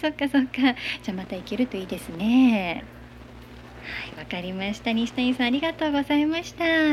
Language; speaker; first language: Japanese; native; Japanese